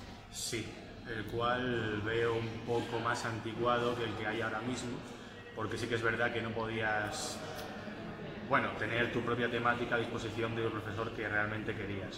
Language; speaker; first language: Spanish; native; Spanish